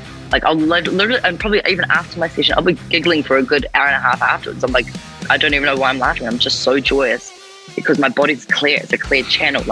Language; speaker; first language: English; native; English